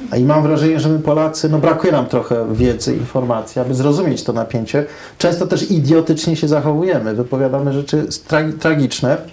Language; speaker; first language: Polish; early bilingual, heritage; Polish